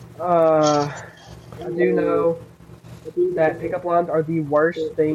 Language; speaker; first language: English; native; English